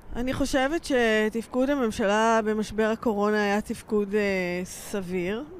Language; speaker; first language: Hebrew; native; Hebrew